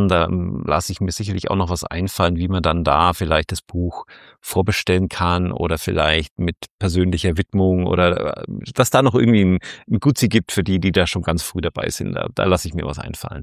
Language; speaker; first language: German; native; German